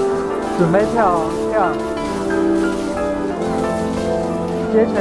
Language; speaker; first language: Chinese; native; Chinese